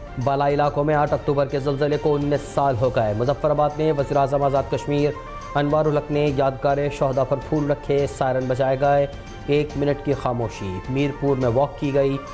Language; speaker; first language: Urdu; native; Urdu